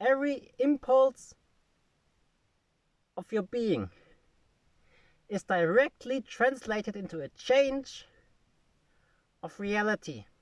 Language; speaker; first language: English; non-native, fluent; German